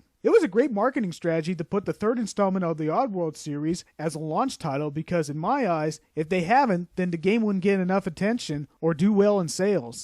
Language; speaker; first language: English; non-native, fluent; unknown